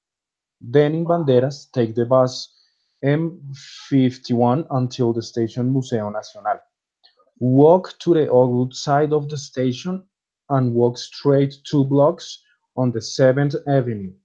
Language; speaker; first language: English; non-native, fluent; Spanish